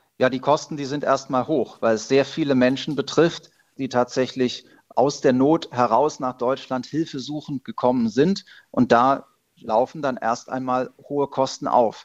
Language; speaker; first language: German; native; German